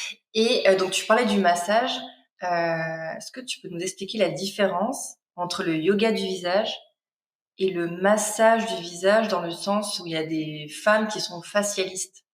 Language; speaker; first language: French; native; French